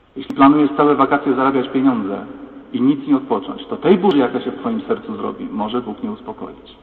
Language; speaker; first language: Polish; native; Polish